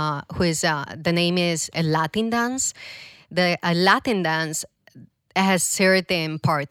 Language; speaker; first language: English; non-native, fluent; Spanish